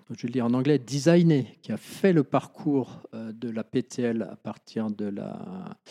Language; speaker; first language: French; native; French